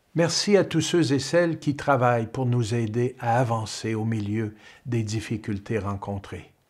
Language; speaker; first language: French; native; French